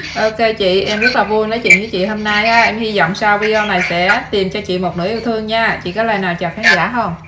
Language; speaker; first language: Vietnamese; native; Vietnamese